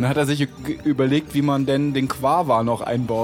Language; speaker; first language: German; native; German